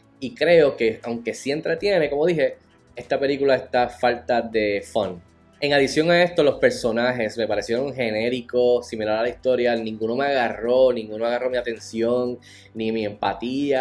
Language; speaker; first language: Spanish; native; Spanish